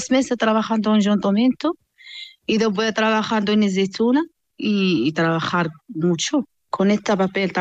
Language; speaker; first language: Spanish; non-native, learner; Arabic